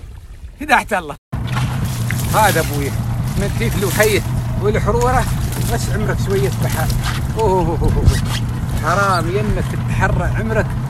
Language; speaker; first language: Arabic; native; Arabic